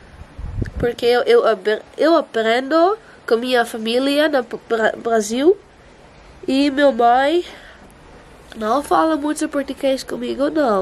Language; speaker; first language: Portuguese; non-native, learner; Dutch